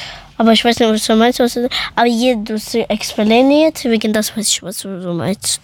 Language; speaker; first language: German; early bilingual, other home language; Persian